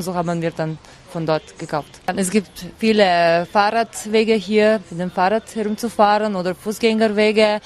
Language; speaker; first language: German; non-native, learner; Slovenian